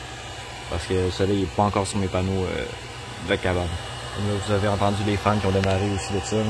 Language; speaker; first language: French; native; French